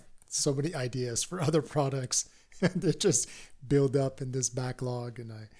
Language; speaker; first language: English; non-native, fluent; French